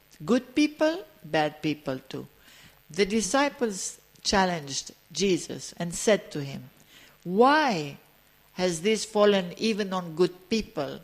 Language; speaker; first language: English; early bilingual, other home language; Greek